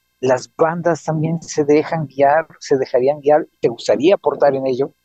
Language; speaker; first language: Spanish; native; Spanish